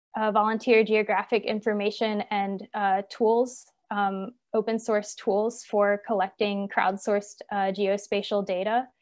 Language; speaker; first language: English; native; English